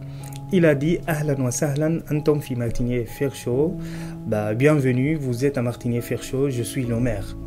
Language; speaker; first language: French; non-native, fluent; Arabic